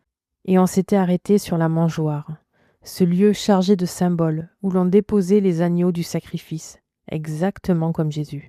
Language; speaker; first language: French; native; French